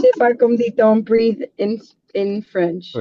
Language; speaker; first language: French; non-native, learner; English